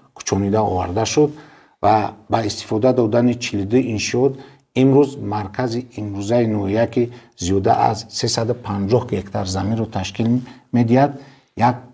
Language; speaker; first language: Tajik; native; Tajik